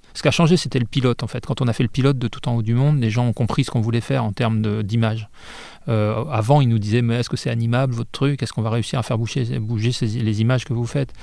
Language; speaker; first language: French; native; French